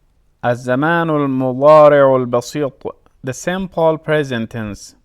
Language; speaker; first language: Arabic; non-native, fluent; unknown